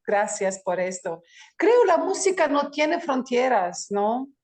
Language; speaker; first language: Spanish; non-native, learner; Greek